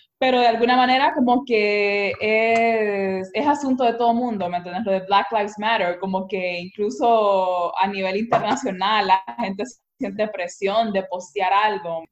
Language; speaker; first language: Spanish; native; Spanish